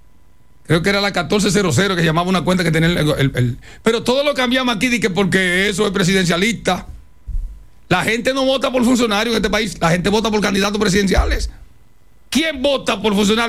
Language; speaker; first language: Spanish; native; Spanish